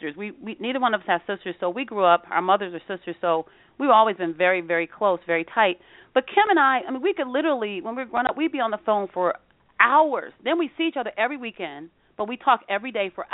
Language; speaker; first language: English; native; English